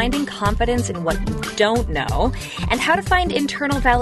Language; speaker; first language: English; native; English